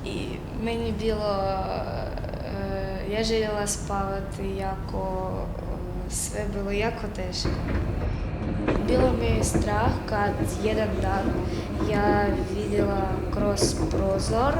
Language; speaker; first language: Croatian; non-native, learner; Ukrainian